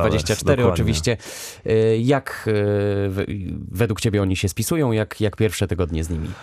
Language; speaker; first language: Polish; native; Polish